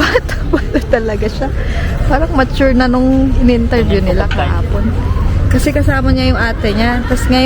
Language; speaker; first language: Filipino; native; Filipino